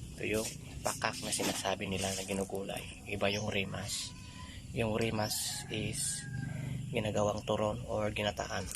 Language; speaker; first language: Filipino; non-native, local second language; Iloko